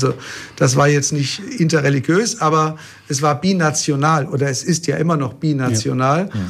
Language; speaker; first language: German; native; German